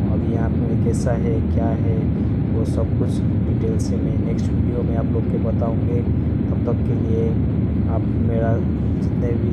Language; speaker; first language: Hindi; non-native, local second language; Nepali